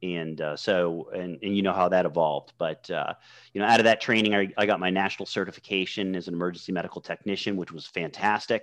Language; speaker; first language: English; native; English